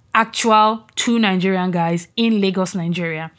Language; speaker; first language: English; non-native, local second language; Yoruba